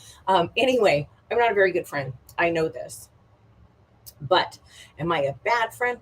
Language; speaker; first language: English; native; English